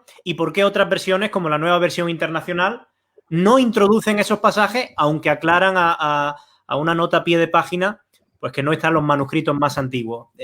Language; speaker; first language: Spanish; native; Spanish